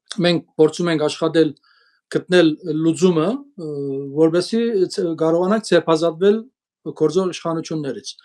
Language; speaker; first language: Armenian; early bilingual, heritage; Armenian